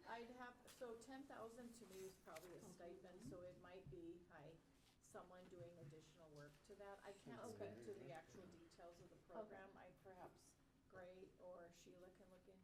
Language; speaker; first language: English; native; English